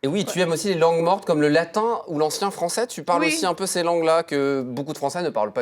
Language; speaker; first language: French; native; French